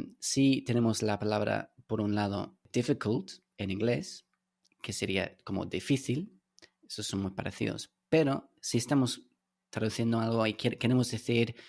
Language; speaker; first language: Spanish; non-native, fluent; English